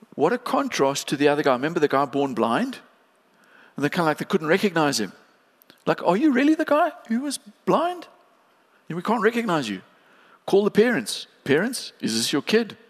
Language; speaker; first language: English; native; English